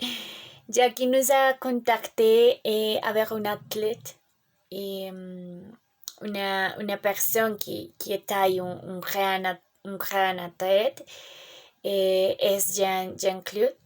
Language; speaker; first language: French; non-native, learner; Spanish